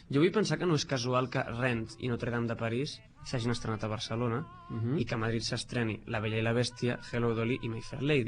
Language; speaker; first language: Catalan; native; Catalan